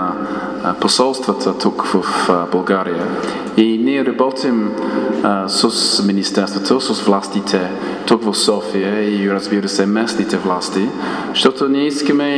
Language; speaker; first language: Bulgarian; non-native, fluent; English